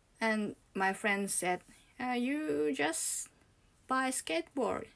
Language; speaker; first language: English; non-native, learner; Japanese